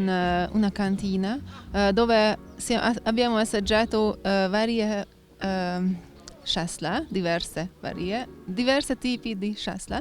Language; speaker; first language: Italian; non-native, fluent; Hungarian